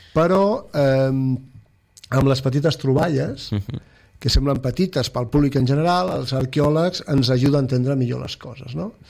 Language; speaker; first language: Catalan; native; Catalan